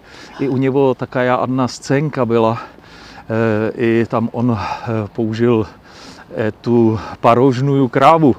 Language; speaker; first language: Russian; non-native, learner; Czech